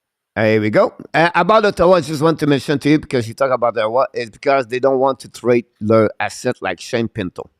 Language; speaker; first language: English; non-native, local second language; French